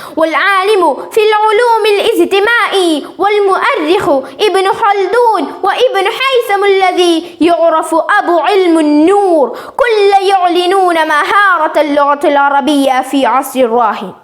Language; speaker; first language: Arabic; non-native, learner; Malayalam